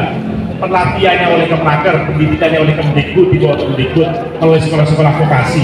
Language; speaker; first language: Indonesian; native; Indonesian